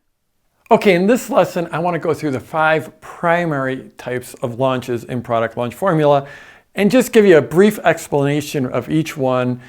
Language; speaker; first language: English; native; English